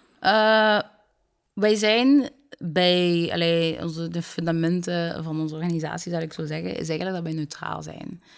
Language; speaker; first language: Dutch; early bilingual, other home language; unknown